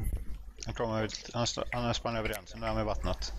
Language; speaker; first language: Swedish; native; Swedish